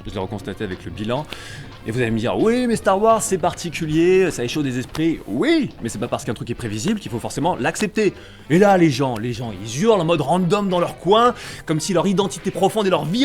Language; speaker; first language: French; native; French